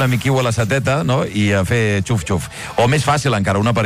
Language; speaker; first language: Catalan; native; Catalan